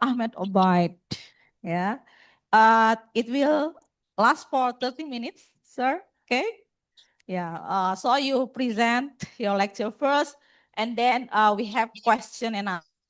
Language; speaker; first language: English; non-native, fluent; Indonesian